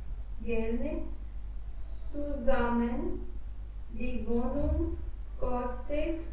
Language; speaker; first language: German; non-native, learner; Hindi